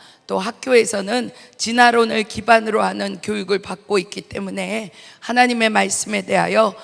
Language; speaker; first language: Korean; native; Korean